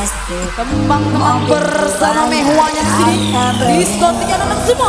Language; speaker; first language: Indonesian; native; Indonesian